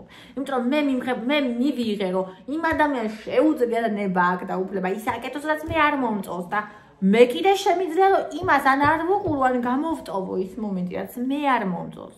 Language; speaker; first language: Georgian; native; Georgian